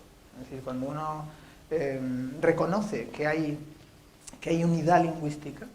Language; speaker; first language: Spanish; native; Spanish